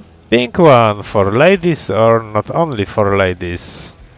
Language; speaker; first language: English; non-native, learner; Polish